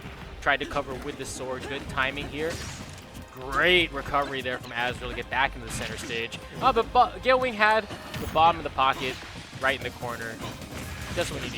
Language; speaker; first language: English; native; English